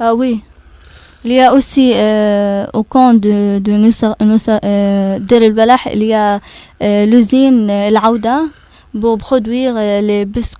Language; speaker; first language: French; non-native, learner; Arabic